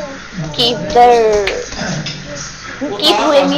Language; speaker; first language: Persian; non-native, learner; Urdu